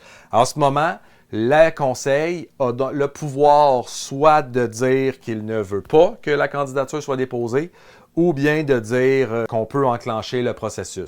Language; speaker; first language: French; native; French